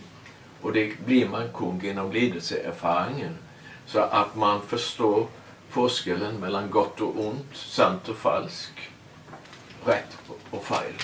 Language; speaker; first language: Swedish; non-native, learner; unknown